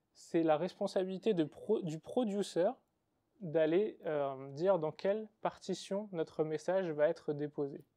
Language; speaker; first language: French; native; French